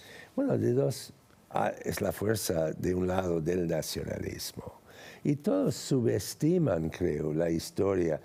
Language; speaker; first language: Spanish; non-native, fluent; English